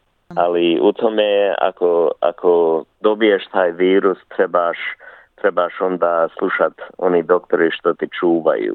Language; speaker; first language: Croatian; early bilingual, heritage; Bosnian